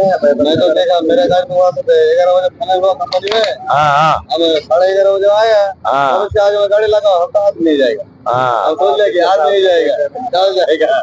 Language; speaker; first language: Hindi; non-native, local second language; Telugu